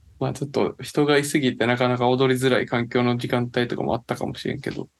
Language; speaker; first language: Japanese; native; Japanese